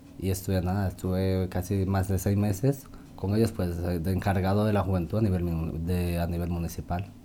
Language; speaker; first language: Spanish; native; Spanish